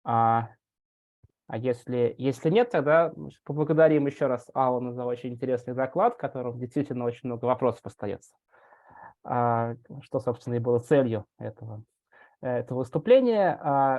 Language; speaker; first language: Russian; native; Russian